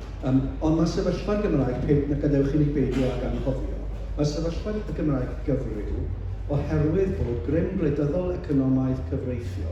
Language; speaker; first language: Welsh; native; Welsh